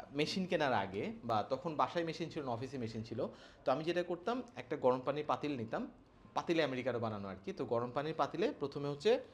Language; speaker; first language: Bangla; native; Bangla